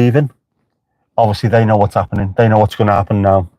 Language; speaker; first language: English; native; English